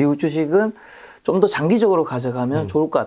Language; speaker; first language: Korean; native; Korean